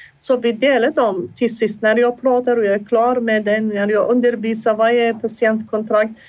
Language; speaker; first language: Swedish; non-native, fluent; Assyrian Neo-Aramaic